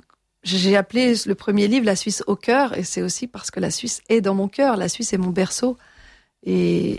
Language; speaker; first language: French; native; French